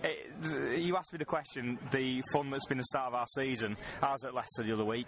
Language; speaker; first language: English; native; English